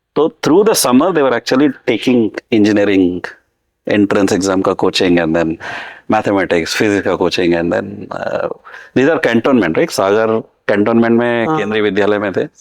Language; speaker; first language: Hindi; non-native, local second language; Telugu